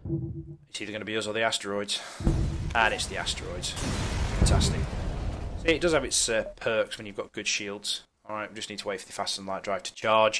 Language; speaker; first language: English; native; English